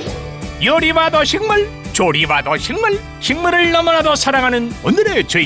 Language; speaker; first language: Korean; native; Korean